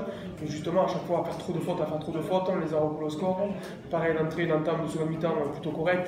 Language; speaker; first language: French; native; French